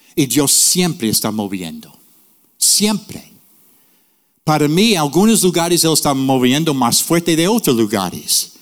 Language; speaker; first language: Spanish; non-native, fluent; English